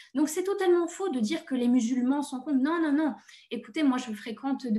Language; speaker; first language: French; native; French